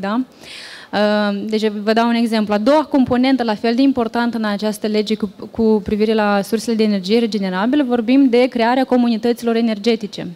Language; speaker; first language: Romanian; native; Romanian